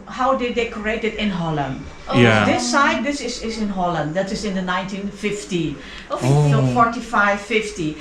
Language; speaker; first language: English; non-native, learner; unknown